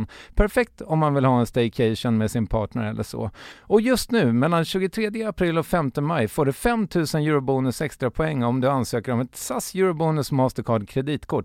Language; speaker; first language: Swedish; native; Swedish